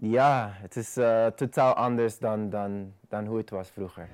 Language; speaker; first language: Dutch; non-native, fluent; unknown